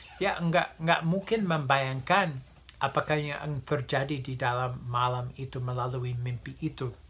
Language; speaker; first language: Indonesian; non-native, fluent; English